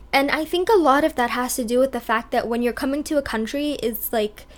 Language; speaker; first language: English; early bilingual, other home language; Hindi